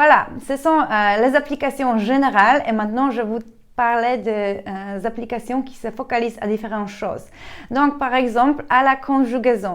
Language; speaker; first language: French; non-native, fluent; Polish